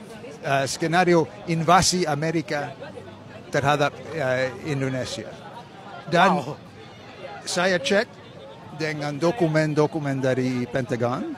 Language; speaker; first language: Indonesian; non-native, fluent; English